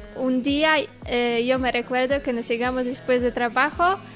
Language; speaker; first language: Spanish; non-native, learner; Polish